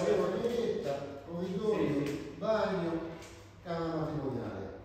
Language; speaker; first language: Italian; native; Italian